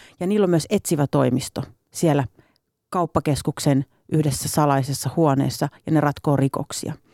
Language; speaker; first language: Finnish; native; Finnish